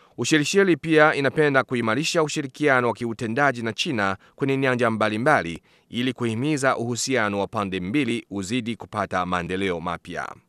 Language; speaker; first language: Swahili; non-native, fluent; Chinese